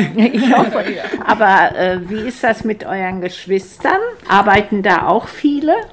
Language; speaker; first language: German; native; German